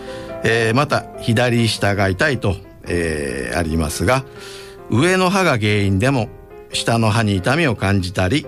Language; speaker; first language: Japanese; native; Japanese